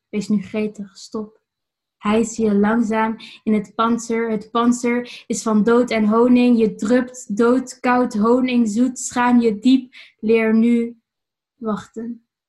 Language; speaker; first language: Dutch; native; Dutch